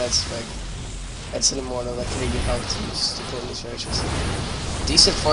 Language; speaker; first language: English; native; English